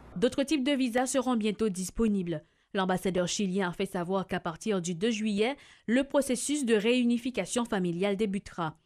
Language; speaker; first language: French; non-native, local second language; Haitian Creole